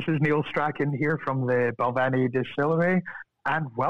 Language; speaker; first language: English; native; English